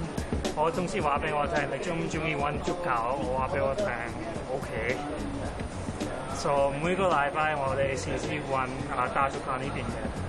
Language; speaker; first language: Chinese; non-native, local second language; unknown